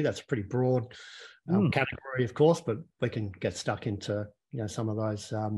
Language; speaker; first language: English; native; English